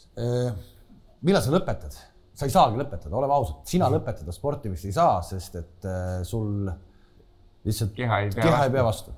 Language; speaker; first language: Estonian; native; Estonian